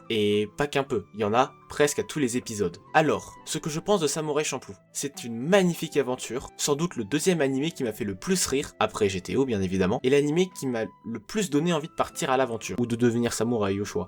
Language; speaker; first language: French; native; French